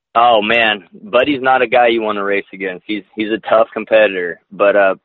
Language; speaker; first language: English; native; English